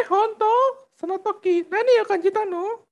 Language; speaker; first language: Japanese; non-native, learner; Indonesian